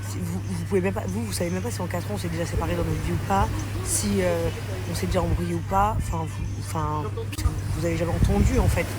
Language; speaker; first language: French; early bilingual, other home language; English